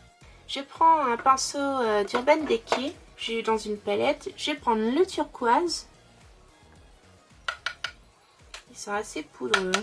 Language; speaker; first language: French; native; French